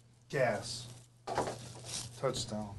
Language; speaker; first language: English; native; English